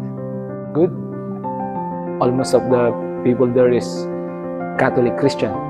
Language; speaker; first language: English; non-native, learner; Filipino